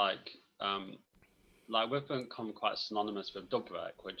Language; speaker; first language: English; native; English